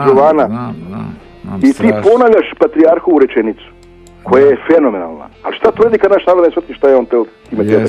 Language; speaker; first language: Serbian; native; Serbian